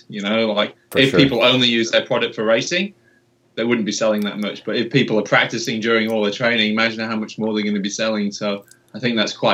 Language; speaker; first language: English; native; English